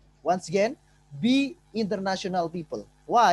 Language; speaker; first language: English; non-native, fluent; Indonesian